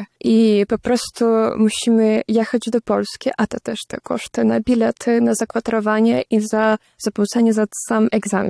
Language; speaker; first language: Polish; non-native, fluent; Russian